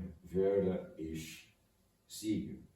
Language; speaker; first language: German; non-native, fluent; English